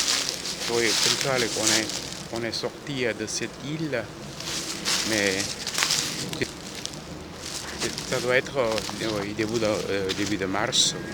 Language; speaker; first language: French; non-native, fluent; Korean